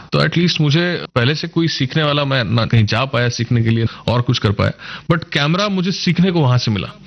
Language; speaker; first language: Hindi; non-native, local second language; Marathi